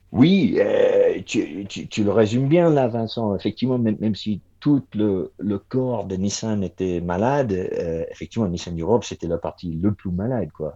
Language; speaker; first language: French; non-native, fluent; English